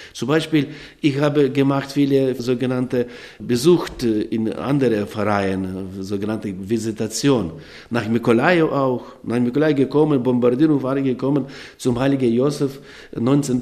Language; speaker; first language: German; non-native, learner; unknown